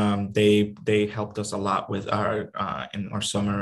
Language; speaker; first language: English; non-native, fluent; Spanish